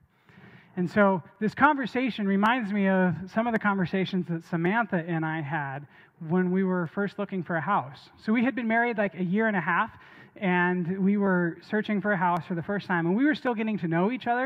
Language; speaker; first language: English; native; English